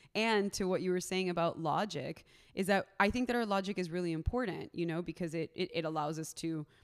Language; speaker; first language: English; native; English